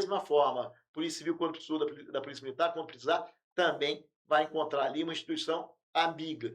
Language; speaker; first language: Portuguese; native; Portuguese